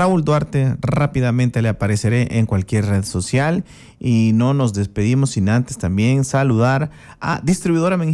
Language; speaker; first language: Spanish; native; Spanish